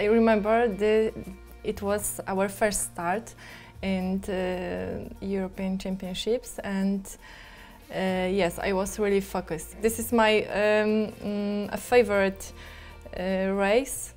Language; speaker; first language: English; non-native, learner; Polish